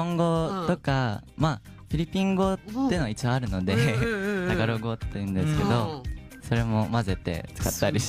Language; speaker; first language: Japanese; early bilingual, other home language; Filipino